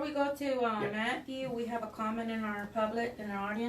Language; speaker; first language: English; native; English